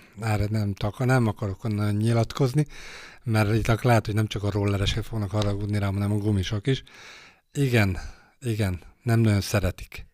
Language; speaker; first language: Hungarian; native; Hungarian